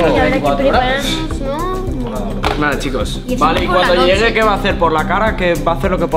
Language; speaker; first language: Spanish; native; Spanish